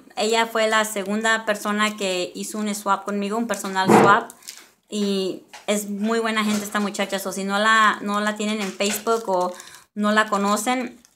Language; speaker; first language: Spanish; early bilingual, other home language; English